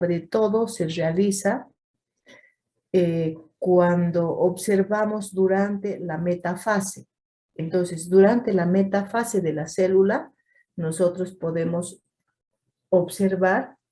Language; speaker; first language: Spanish; native; Spanish